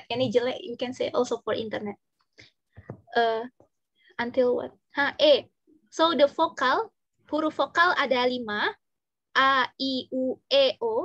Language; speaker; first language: English; non-native, fluent; Indonesian